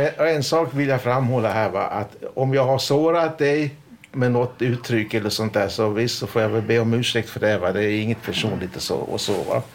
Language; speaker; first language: Swedish; early bilingual, other home language; Hungarian